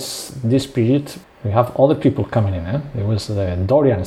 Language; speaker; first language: English; non-native, fluent; Spanish